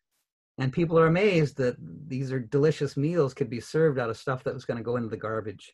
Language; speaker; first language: English; native; English